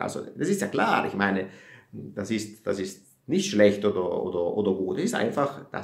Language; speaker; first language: German; non-native, fluent; Italian